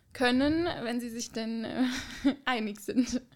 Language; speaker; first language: German; native; German